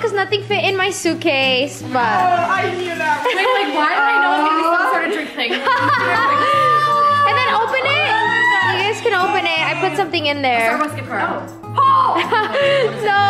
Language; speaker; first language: English; native; English